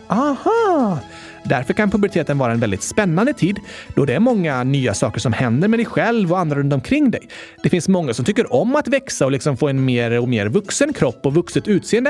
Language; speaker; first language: Swedish; native; Swedish